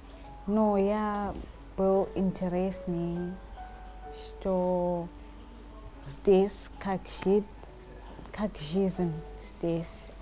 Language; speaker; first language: Russian; non-native, learner; Shona